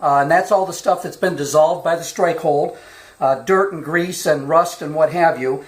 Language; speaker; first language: English; native; English